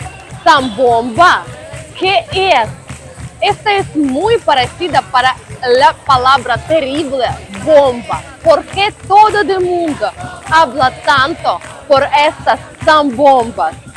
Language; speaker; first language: Spanish; non-native, learner; Ukrainian